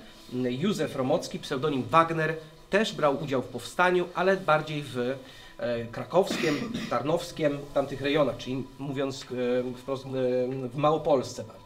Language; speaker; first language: Polish; native; Polish